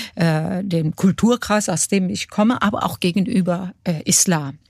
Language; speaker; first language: German; early bilingual, other home language; Kurdish